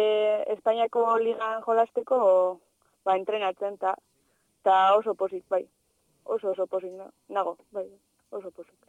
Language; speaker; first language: Basque; non-native, local second language; Spanish